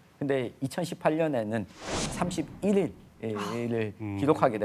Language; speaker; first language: Korean; native; Korean